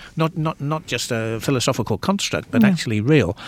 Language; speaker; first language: English; native; English